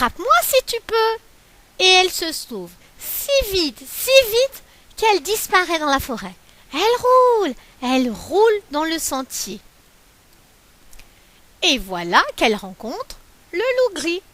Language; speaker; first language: French; native; French